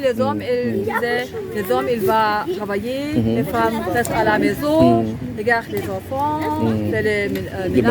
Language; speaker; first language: French; non-native, learner; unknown